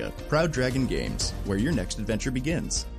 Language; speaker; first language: English; native; English